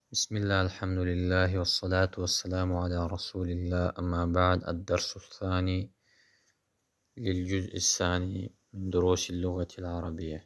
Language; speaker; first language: Arabic; non-native, fluent; Pashto